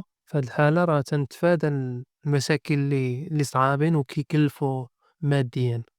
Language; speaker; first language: Arabic; native; Arabic